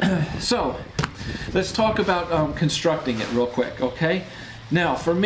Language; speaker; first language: English; native; English